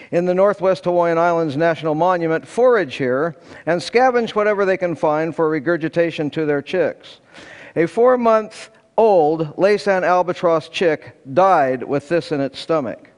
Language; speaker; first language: English; native; English